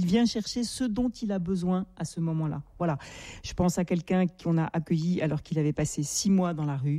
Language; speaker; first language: French; native; French